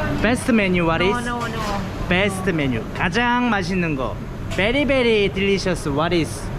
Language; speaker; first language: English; non-native, learner; Korean